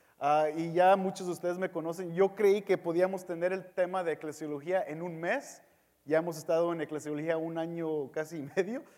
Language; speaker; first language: Spanish; early bilingual, heritage; Spanish